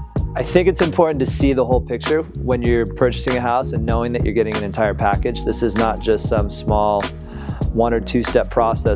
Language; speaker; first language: English; native; English